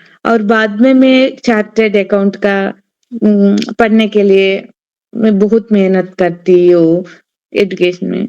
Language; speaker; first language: Hindi; non-native, learner; Telugu